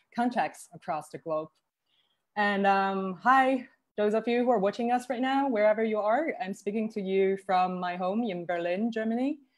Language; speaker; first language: English; non-native, fluent; Chinese